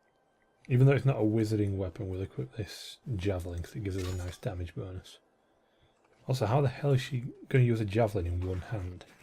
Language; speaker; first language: English; native; English